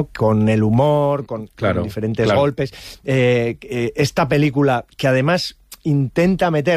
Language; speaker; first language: Spanish; native; Spanish